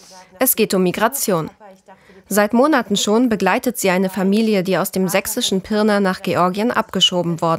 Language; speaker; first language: German; native; German